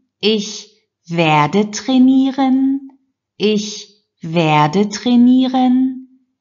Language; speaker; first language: German; non-native, fluent; Turkish